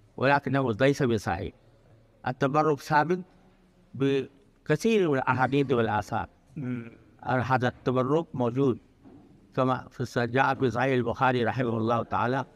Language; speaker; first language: Arabic; non-native, fluent; Urdu